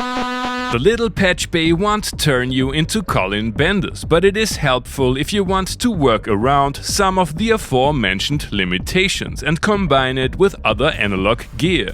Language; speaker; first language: English; non-native, fluent; German